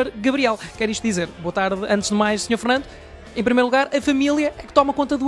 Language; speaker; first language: Portuguese; native; Portuguese